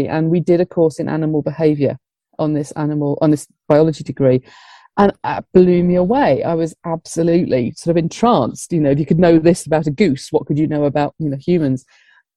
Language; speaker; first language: English; native; English